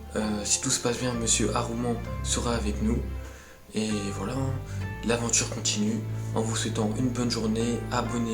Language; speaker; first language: French; native; French